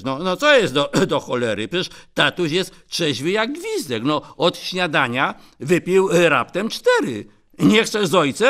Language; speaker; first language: Polish; native; Polish